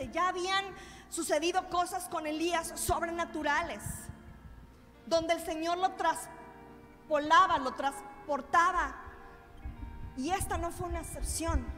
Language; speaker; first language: Spanish; native; Spanish